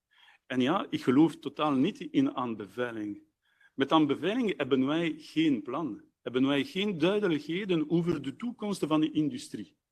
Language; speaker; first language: Dutch; non-native, local second language; French